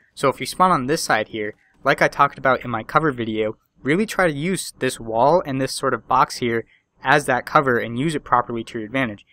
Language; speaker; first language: English; native; English